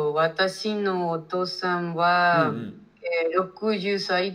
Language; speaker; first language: Japanese; non-native, learner; Spanish